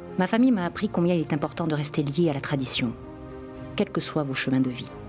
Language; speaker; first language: French; native; French